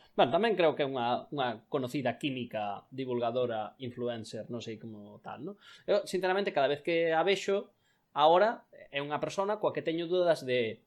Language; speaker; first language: Galician; non-native, local second language; Spanish